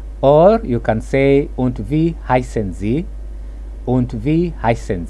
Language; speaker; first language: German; non-native, fluent; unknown